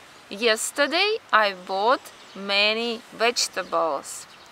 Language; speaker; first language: English; non-native, fluent; Russian